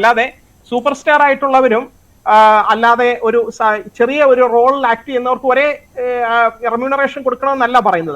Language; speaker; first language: Malayalam; native; Malayalam